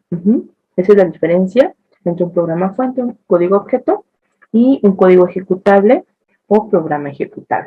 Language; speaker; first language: Spanish; native; Spanish